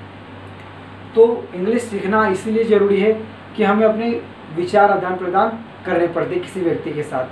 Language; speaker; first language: Hindi; native; Hindi